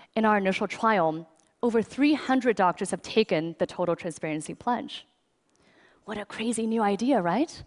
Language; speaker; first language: English; early bilingual, other home language; Chinese